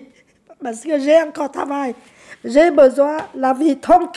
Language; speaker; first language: French; non-native, learner; Vietnamese